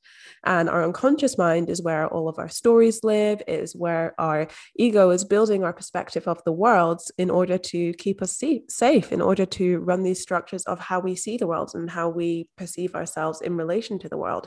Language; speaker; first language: English; native; English